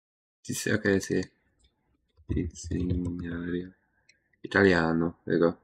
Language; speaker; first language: Italian; non-native, learner; English